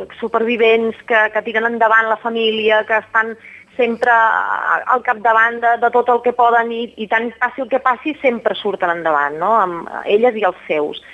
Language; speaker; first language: Catalan; native; Catalan